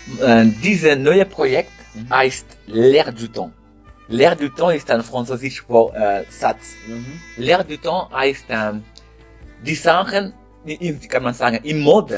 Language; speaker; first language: German; non-native, learner; French